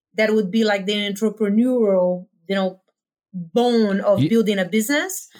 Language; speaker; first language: English; non-native, fluent; Portuguese